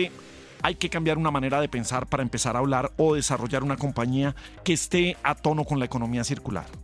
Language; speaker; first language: Spanish; native; Spanish